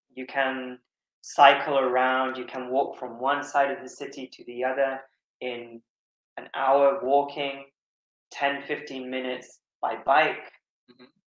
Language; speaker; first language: English; native; English